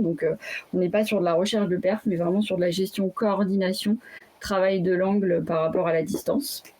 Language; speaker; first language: French; native; French